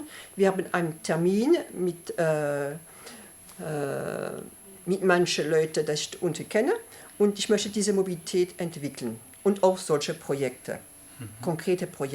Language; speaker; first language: German; early bilingual, heritage; French